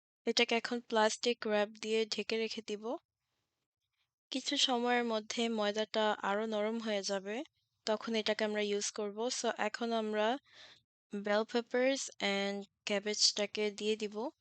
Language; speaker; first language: Bangla; early bilingual, heritage; Bangla